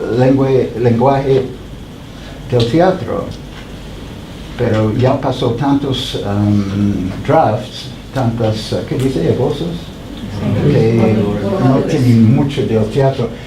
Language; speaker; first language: Spanish; non-native, fluent; English